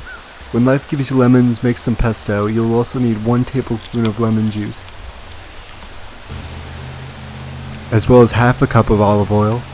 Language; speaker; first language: English; native; English